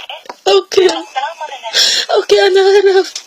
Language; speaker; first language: Arabic; non-native, learner; Filipino